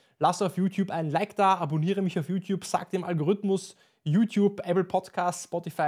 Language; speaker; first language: German; native; German